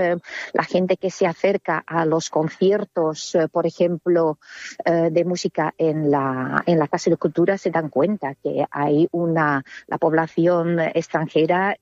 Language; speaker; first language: Spanish; non-native, fluent; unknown